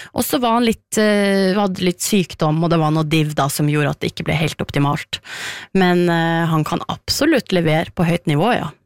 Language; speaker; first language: Norwegian; native; Norwegian